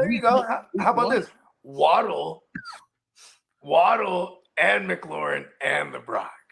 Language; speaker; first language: English; native; English